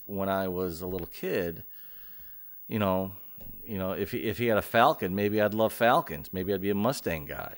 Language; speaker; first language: English; native; English